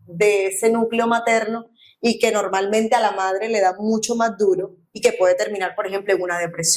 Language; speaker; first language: Spanish; native; Spanish